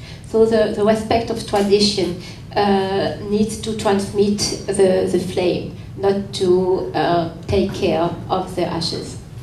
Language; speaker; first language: English; non-native, fluent; French